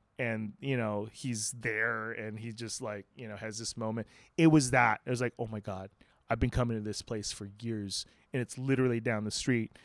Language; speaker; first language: English; non-native, local second language; Filipino